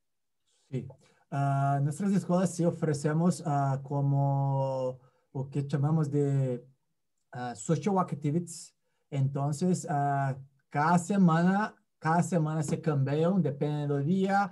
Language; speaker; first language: Spanish; non-native, fluent; Portuguese